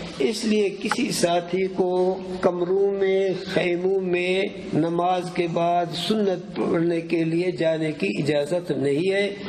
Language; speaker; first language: Urdu; non-native, local second language; Pashto